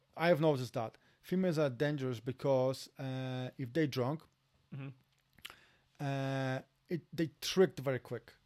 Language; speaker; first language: English; non-native, fluent; Polish